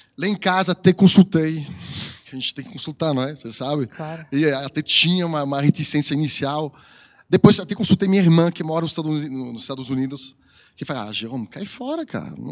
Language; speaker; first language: Portuguese; non-native, fluent; French